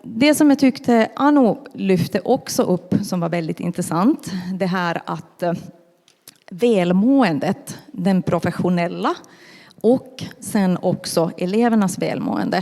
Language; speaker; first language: Swedish; non-native, local second language; Finnish